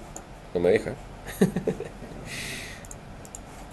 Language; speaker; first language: Spanish; native; Spanish